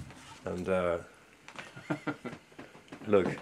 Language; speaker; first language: English; non-native, learner; French